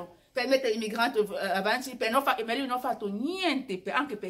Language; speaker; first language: Italian; non-native, learner; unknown